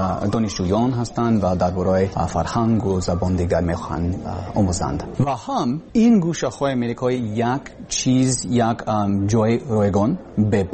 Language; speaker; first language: Persian; non-native, learner; English